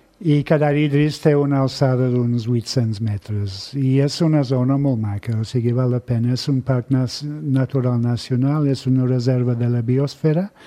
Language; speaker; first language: Catalan; non-native, fluent; English